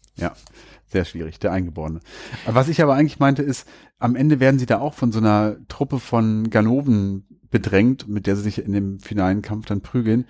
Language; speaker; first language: German; native; German